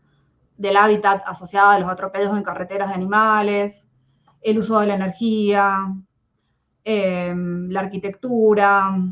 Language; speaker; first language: Spanish; native; Spanish